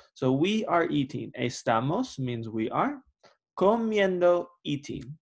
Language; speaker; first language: English; native; English